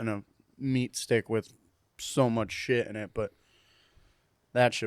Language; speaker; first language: English; native; English